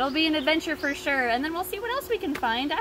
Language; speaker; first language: English; native; English